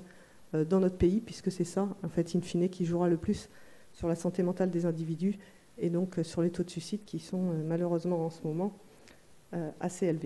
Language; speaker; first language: French; native; French